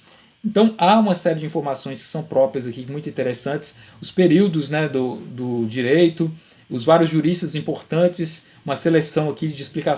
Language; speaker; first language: Portuguese; native; Portuguese